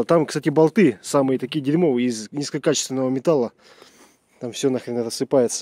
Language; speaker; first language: Russian; native; Russian